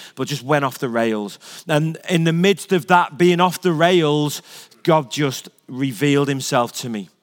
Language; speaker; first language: English; native; English